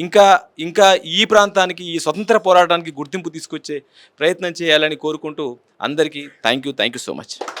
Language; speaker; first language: Telugu; native; Telugu